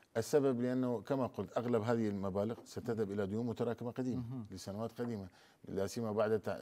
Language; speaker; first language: Arabic; non-native, local second language; Turkmen